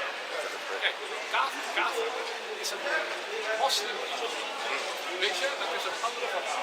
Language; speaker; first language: Dutch; non-native, fluent; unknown